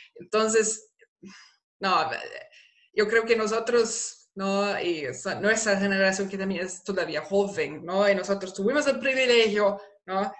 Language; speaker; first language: Spanish; non-native, fluent; German